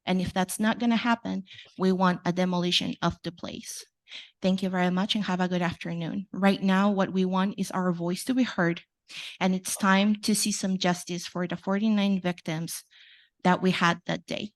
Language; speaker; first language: English; non-native, fluent; Spanish